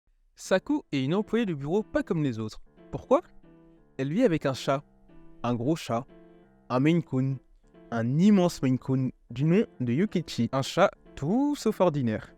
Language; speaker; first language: French; native; French